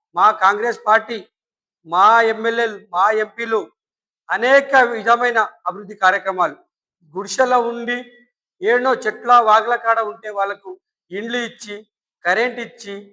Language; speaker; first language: Telugu; non-native, local second language; Lambadi